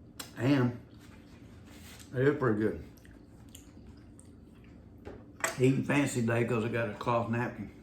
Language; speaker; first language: English; native; English